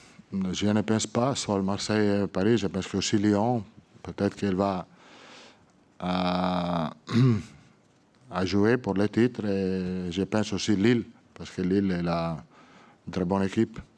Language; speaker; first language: French; non-native, learner; Italian